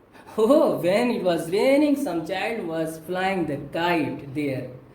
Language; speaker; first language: English; non-native, local second language; Hindi